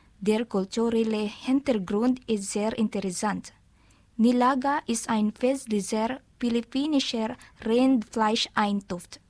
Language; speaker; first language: German; non-native, learner; Filipino